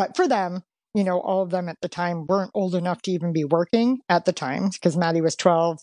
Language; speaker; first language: English; native; English